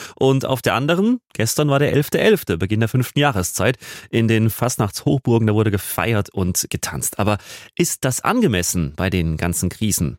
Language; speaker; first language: German; native; German